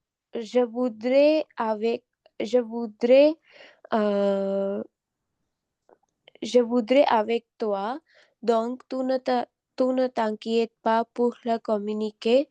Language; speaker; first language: French; non-native, learner; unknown